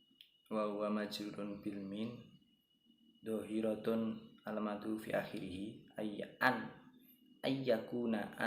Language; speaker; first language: Arabic; non-native, learner; Indonesian